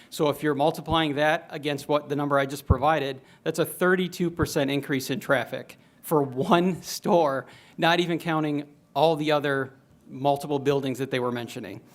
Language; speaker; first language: English; native; English